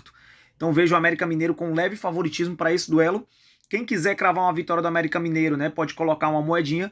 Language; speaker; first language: Portuguese; native; Portuguese